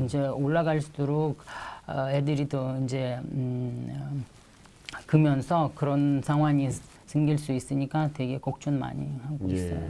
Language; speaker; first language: Korean; non-native, learner; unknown